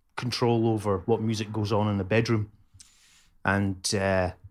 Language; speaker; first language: English; native; English